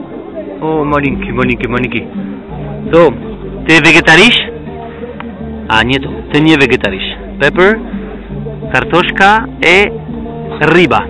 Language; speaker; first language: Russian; non-native, learner; French